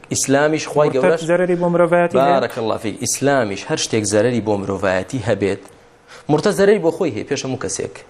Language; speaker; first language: Central Kurdish; native; Central Kurdish